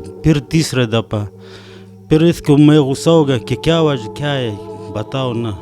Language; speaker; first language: Hindi; non-native, learner; Pashto